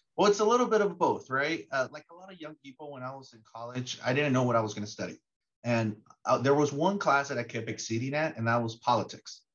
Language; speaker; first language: English; early bilingual, other home language; Spanish